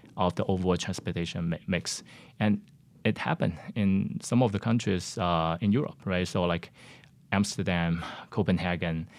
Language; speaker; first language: English; non-native, fluent; Chinese